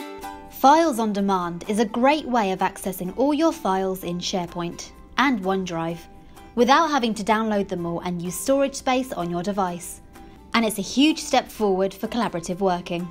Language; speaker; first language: English; native; English